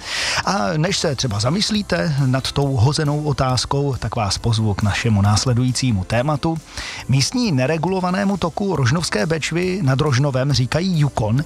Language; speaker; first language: Czech; native; Czech